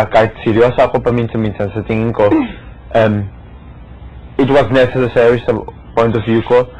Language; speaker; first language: Filipino; early bilingual, heritage; Filipino